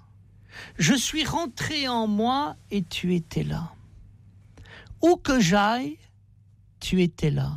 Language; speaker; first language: French; native; French